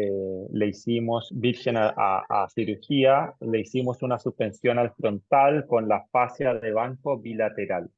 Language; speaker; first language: Spanish; native; Spanish